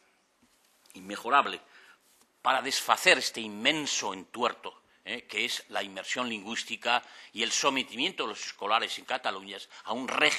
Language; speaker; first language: Spanish; native; Spanish